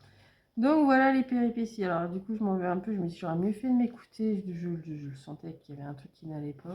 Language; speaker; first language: French; native; French